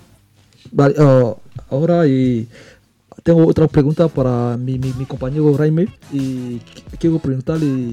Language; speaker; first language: Spanish; non-native, fluent; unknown